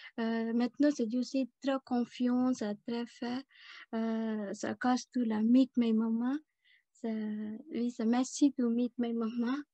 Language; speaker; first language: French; non-native, learner; Tamil